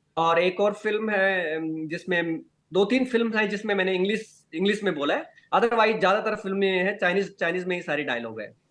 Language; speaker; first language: Hindi; non-native, local second language; Garhwali